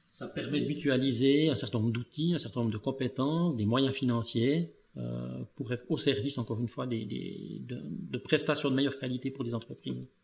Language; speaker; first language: French; native; French